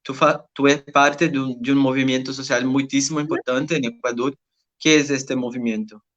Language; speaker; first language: Spanish; non-native, learner; Portuguese